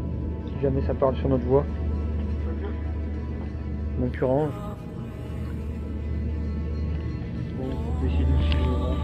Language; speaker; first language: French; native; French